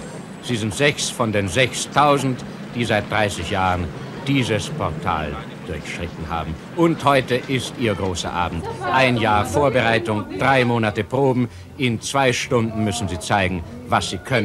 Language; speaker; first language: German; native; German